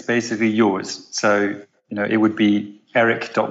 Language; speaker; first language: English; native; English